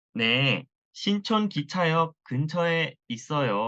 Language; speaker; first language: Korean; non-native, learner; Thai